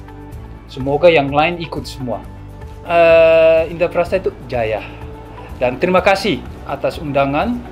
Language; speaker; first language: Indonesian; non-native, fluent; Dutch